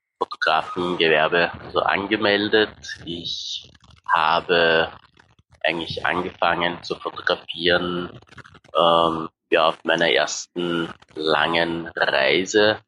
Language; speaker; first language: German; native; German